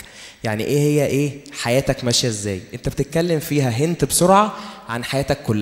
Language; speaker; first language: Arabic; native; Arabic